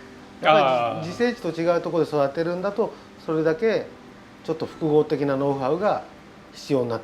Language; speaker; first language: Japanese; native; Japanese